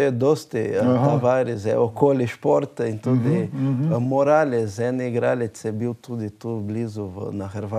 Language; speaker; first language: Slovenian; non-native, learner; Portuguese